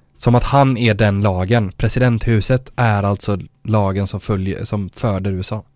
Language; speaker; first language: Swedish; native; Swedish